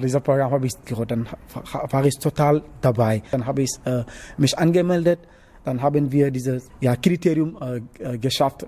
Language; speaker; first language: German; non-native, learner; Wolof